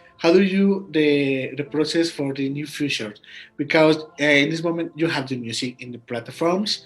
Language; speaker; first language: English; non-native, learner; Spanish